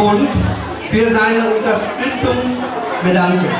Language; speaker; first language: German; non-native, fluent; Vietnamese